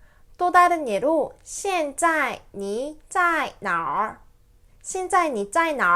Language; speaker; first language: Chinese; non-native, fluent; Korean